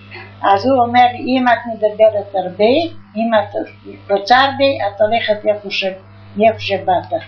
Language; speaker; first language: Hebrew; non-native, fluent; Yiddish